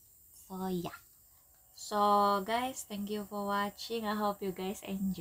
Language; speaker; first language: English; non-native, local second language; Malay